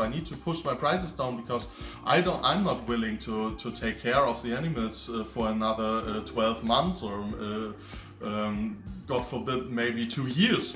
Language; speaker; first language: English; non-native, fluent; German